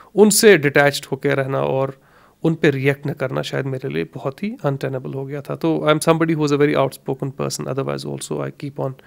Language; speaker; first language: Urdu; non-native, local second language; Kashmiri